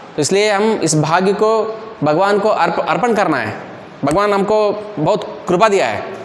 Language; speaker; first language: Hindi; non-native, local second language; Kannada